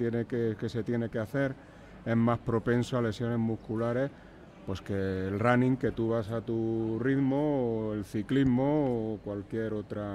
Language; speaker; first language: Spanish; native; Spanish